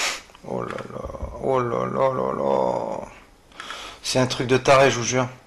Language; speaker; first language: French; native; French